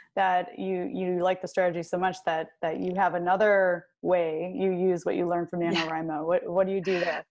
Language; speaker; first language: English; native; English